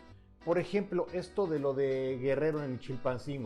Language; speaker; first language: Spanish; native; Spanish